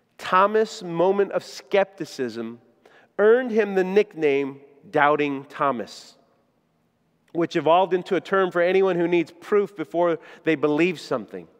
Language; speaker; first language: English; native; English